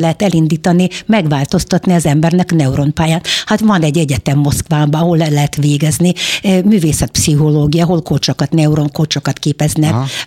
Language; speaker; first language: Hungarian; non-native, fluent; Russian